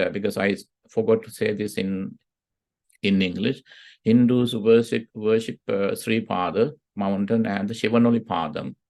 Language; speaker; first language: English; non-native, local second language; Sinhala